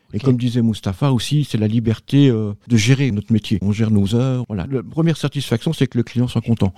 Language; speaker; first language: French; native; French